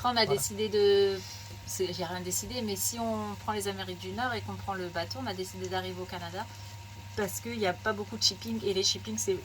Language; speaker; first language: French; native; French